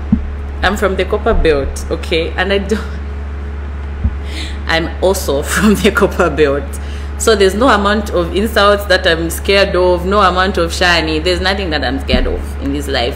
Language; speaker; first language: English; non-native, local second language; Bemba